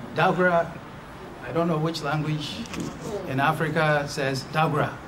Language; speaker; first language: English; non-native, local second language; Akan